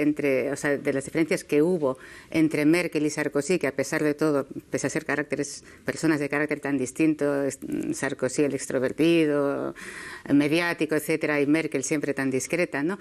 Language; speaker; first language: Spanish; native; Spanish